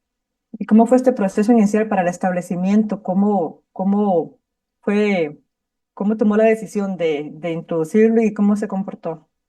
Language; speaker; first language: Spanish; native; Spanish